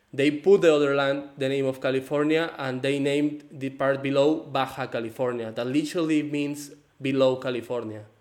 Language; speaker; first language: English; non-native, fluent; Spanish